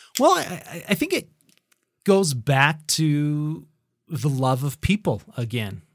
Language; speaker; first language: English; native; English